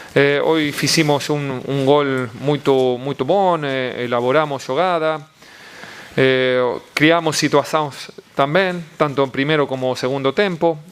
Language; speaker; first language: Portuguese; non-native, learner; Spanish